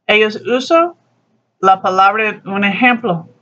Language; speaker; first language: Spanish; non-native, learner; English